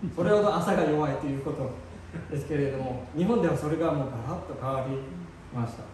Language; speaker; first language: Japanese; early bilingual, heritage; Japanese